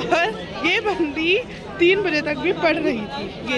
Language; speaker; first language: Hindi; native; Hindi